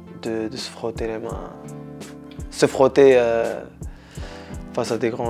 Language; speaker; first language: French; non-native, local second language; Arabic